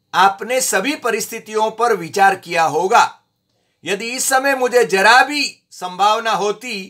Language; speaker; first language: Hindi; non-native, local second language; Gujarati